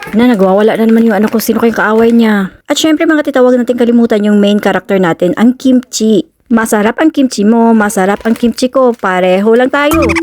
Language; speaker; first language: Filipino; non-native, local second language; Cebuano